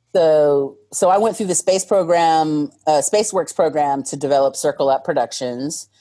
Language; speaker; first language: English; native; English